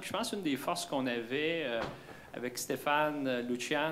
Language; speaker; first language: French; native; French